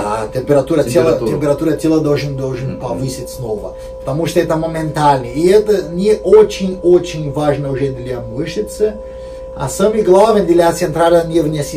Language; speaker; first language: Russian; non-native, learner; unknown